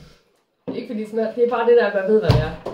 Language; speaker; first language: Danish; native; Danish